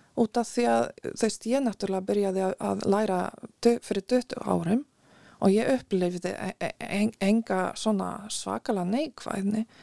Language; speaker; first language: Icelandic; non-native, fluent; Polish